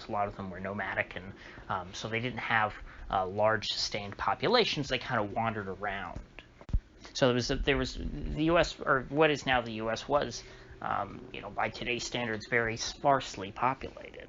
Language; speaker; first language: English; native; English